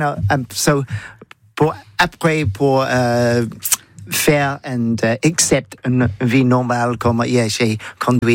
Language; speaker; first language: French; non-native, learner; English